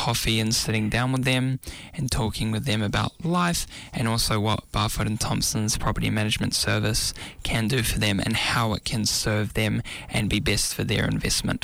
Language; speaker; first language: English; native; English